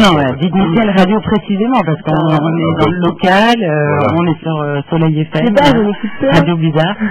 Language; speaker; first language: French; native; French